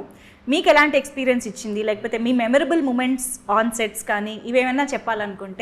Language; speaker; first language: Telugu; native; Telugu